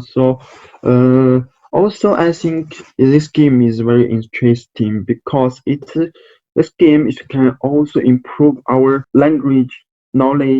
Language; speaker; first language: English; non-native, learner; Chinese